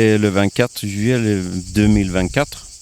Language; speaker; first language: French; non-native, learner; Swedish